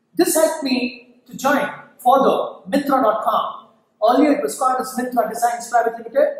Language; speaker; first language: English; non-native, local second language; Kannada